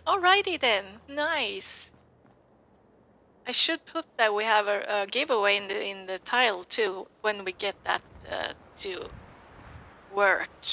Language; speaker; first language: English; non-native, fluent; Swedish